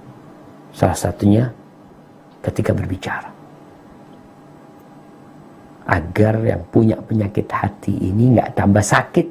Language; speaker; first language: Indonesian; native; Indonesian